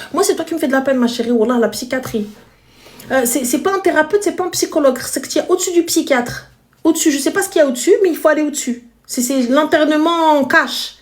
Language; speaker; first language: French; native; French